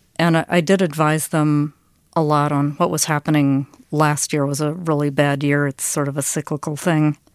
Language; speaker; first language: English; native; English